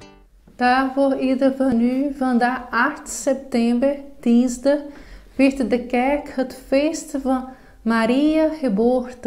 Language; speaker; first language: Dutch; non-native, fluent; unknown